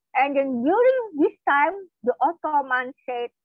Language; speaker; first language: English; non-native, fluent; Indonesian